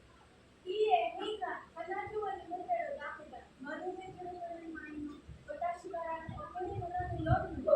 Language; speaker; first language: Japanese; non-native, learner; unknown